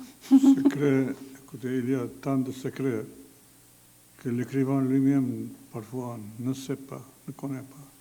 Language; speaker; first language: French; non-native, fluent; Albanian